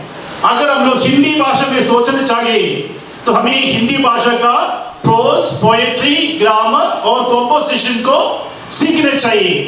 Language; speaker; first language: Hindi; non-native, local second language; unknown